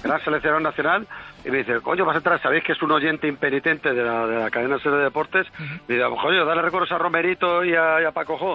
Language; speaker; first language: Spanish; native; Spanish